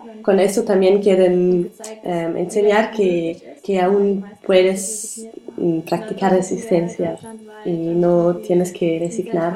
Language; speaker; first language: Spanish; non-native, learner; German